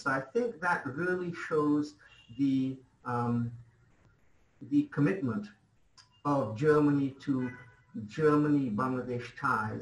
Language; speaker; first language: English; non-native, local second language; Bangla